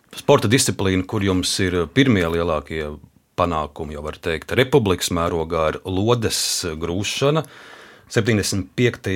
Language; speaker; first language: Latvian; native; Latvian